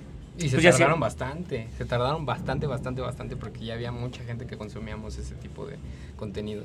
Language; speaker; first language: Spanish; native; Spanish